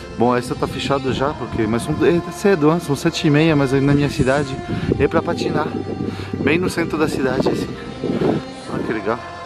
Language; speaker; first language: Portuguese; non-native, fluent; French